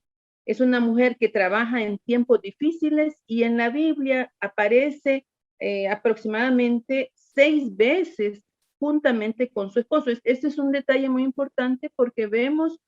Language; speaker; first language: Spanish; native; Spanish